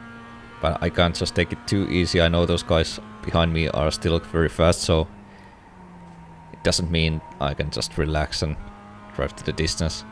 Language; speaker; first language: English; non-native, fluent; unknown